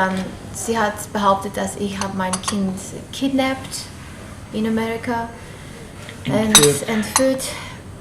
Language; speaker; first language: German; non-native, learner; English